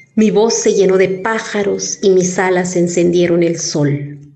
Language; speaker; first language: Spanish; non-native, local second language; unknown